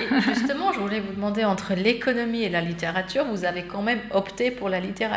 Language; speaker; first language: French; native; French